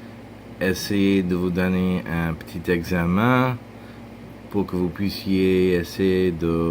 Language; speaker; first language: French; non-native, fluent; English